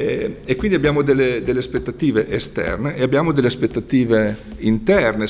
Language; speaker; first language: Italian; native; Italian